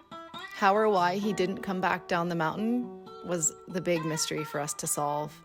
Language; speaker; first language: English; native; English